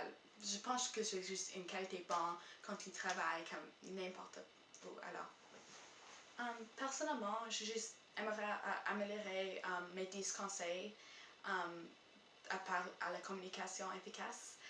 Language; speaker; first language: French; non-native, local second language; English